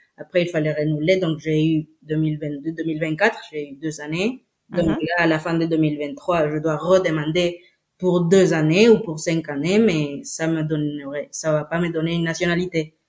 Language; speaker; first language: French; non-native, fluent; Spanish